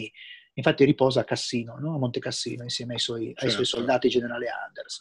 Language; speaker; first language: Italian; non-native, fluent; Polish